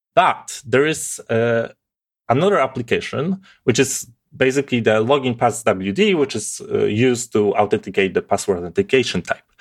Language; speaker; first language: English; non-native, fluent; Polish